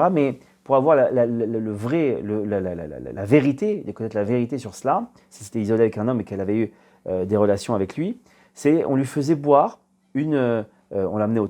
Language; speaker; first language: French; native; French